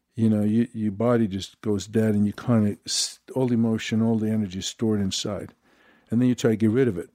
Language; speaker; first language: English; non-native, fluent; Swedish